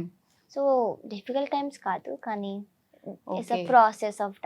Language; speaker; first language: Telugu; non-native, learner; Hindi